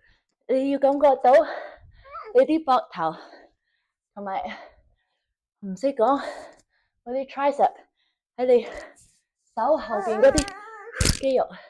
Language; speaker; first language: Cantonese; early bilingual, heritage; Cantonese